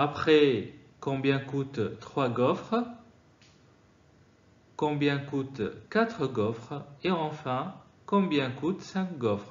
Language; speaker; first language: French; non-native, fluent; Arabic